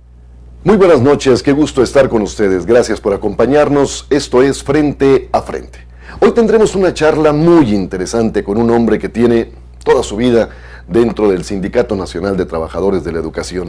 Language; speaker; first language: Spanish; native; Spanish